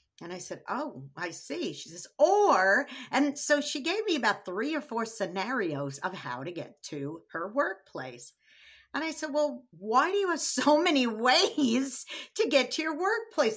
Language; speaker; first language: English; native; English